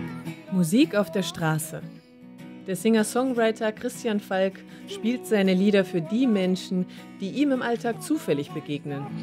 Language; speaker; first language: German; native; German